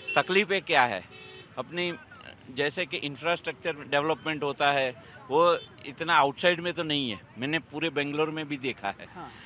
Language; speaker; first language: Hindi; non-native, local second language; Gujarati